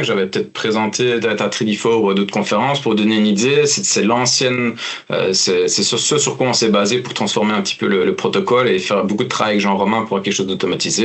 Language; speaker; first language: French; native; French